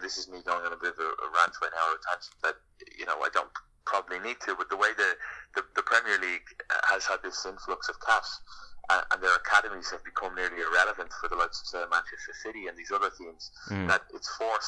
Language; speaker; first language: English; native; English